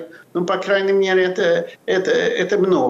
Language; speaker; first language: Russian; non-native, fluent; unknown